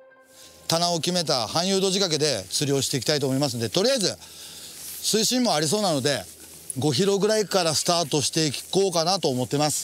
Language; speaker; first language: Japanese; native; Japanese